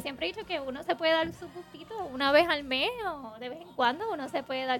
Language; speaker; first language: Spanish; native; Spanish